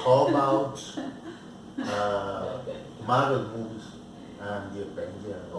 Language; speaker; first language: English; non-native, learner; Spanish